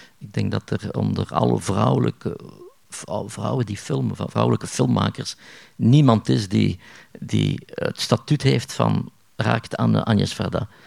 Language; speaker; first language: Dutch; native; Dutch